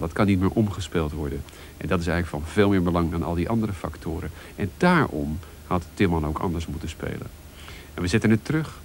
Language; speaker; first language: Dutch; native; Dutch